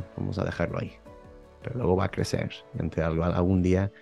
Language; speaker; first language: Spanish; early bilingual, heritage; Spanish